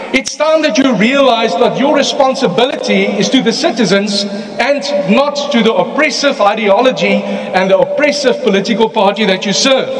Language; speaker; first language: English; non-native, local second language; Afrikaans